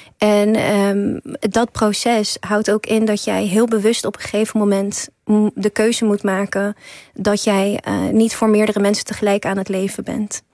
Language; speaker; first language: Dutch; early bilingual, other home language; Persian